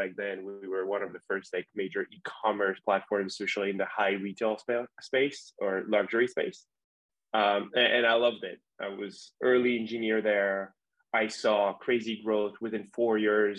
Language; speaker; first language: English; non-native, fluent; French